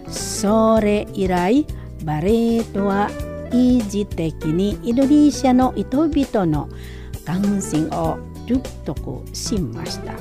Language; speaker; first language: Japanese; non-native, fluent; Indonesian